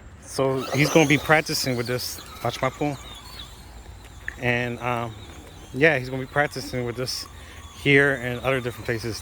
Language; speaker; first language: English; native; English